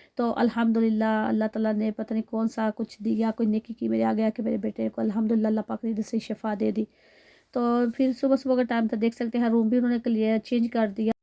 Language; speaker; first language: Urdu; non-native, local second language; Punjabi